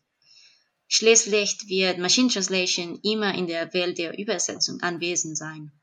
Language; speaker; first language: German; non-native, fluent; Spanish